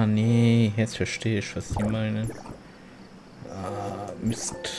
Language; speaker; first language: German; non-native, local second language; Luxembourgish